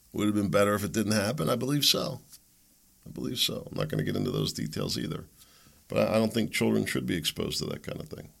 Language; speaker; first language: English; early bilingual, other home language; German